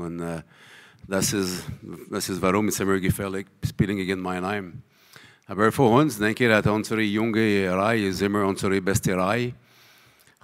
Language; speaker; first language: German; non-native, learner; French